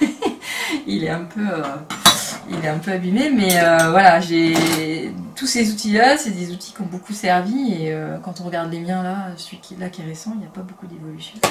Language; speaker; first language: French; native; French